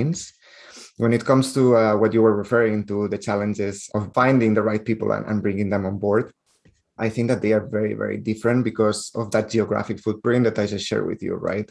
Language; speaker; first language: English; non-native, fluent; Spanish